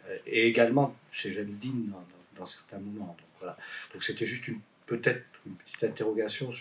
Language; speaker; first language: French; native; French